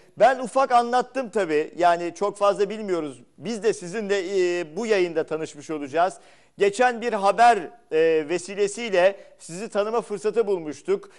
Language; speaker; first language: Turkish; native; Turkish